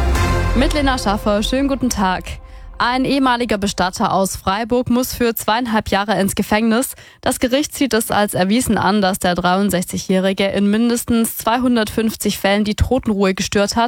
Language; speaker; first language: German; native; German